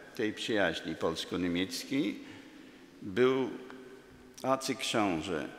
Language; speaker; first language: Polish; non-native, fluent; English